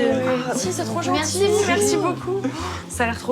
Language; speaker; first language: French; native; French